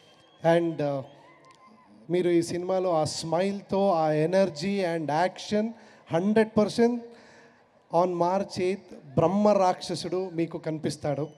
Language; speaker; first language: Telugu; non-native, learner; Kannada